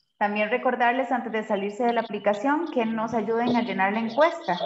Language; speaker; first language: Spanish; native; Spanish